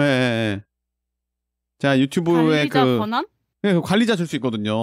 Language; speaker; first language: Korean; native; Korean